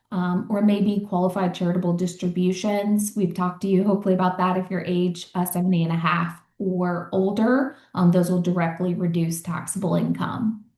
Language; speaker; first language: English; native; English